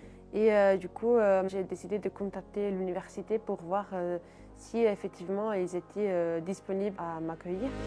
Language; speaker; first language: French; non-native, fluent; Italian